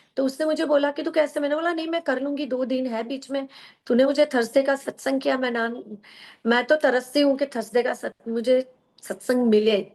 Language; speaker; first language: Hindi; non-native, local second language; Gujarati